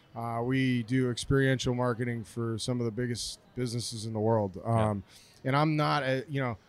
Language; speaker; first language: English; native; English